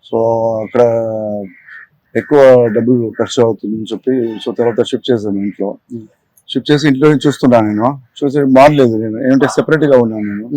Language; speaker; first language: Telugu; non-native, local second language; Tamil